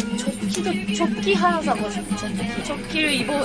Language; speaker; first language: Korean; non-native, fluent; Japanese